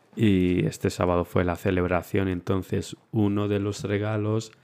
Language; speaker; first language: Spanish; early bilingual, other home language; Romanian